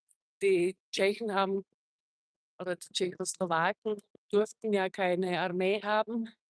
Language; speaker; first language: German; non-native, fluent; Czech